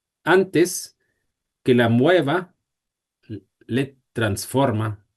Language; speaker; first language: Spanish; non-native, fluent; German